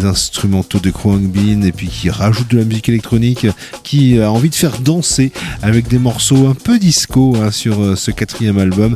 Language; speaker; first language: French; native; French